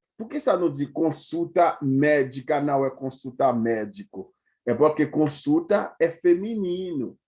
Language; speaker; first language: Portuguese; non-native, fluent; Haitian Creole